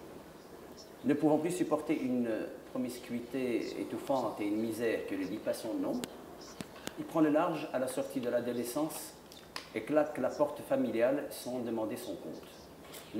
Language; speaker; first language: French; non-native, local second language; Arabic